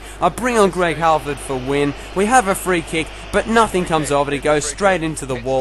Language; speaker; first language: English; native; English